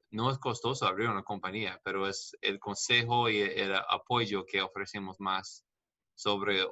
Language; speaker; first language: Spanish; non-native, learner; English